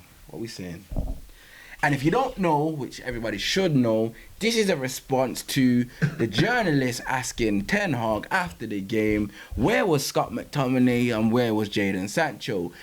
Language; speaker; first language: English; native; English